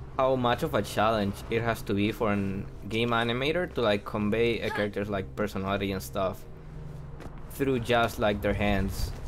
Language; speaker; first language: English; non-native, fluent; Spanish